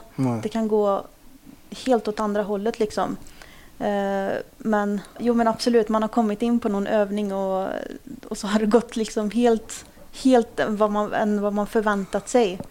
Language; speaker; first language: Swedish; early bilingual, other home language; Kurdish